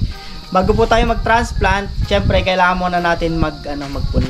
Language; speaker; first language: Filipino; native; Filipino